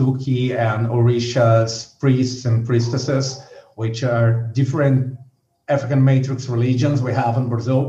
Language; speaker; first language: English; non-native, fluent; Portuguese